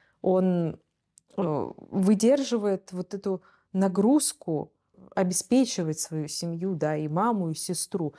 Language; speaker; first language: Russian; native; Russian